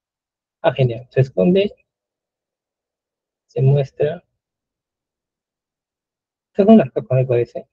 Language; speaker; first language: Spanish; native; Spanish